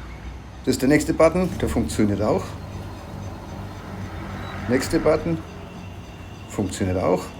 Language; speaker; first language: German; native; German